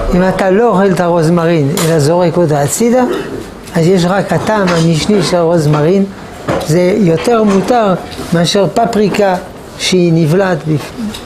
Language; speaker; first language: Hebrew; non-native, fluent; French